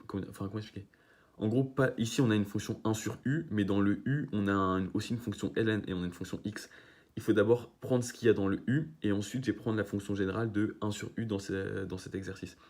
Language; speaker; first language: French; native; French